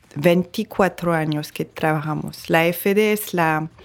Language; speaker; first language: Spanish; non-native, fluent; French